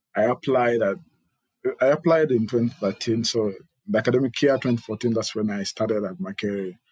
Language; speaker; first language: English; non-native, local second language; Ganda